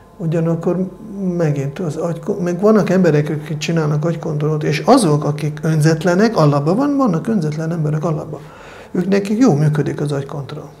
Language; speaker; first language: Hungarian; non-native, fluent; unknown